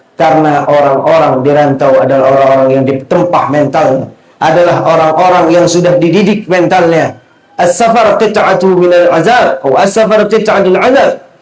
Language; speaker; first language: Malay; non-native, local second language; Achinese